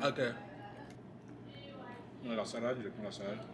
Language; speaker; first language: French; native; French